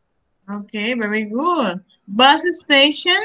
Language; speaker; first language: English; non-native, learner; Spanish